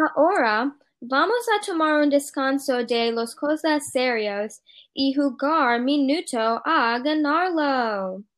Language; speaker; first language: Spanish; non-native, learner; English